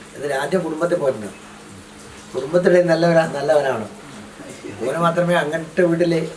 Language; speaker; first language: Malayalam; native; Malayalam